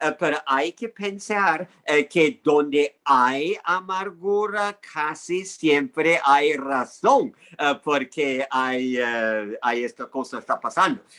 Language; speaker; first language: Spanish; non-native, fluent; English